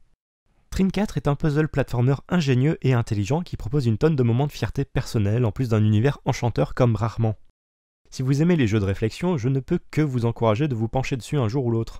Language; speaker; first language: French; native; French